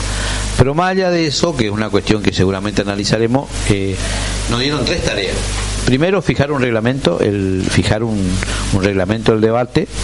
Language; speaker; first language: Spanish; native; Spanish